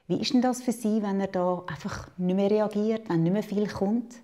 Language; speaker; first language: German; native; German